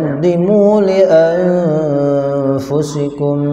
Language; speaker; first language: Arabic; non-native, fluent; Indonesian